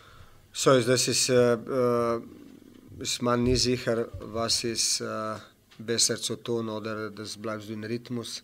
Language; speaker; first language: German; non-native, fluent; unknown